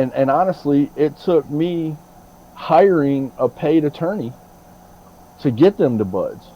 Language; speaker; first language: English; native; English